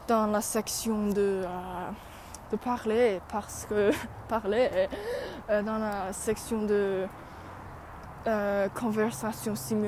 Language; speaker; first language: French; non-native, learner; English